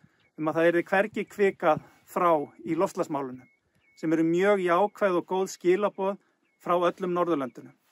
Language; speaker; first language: Icelandic; native; Icelandic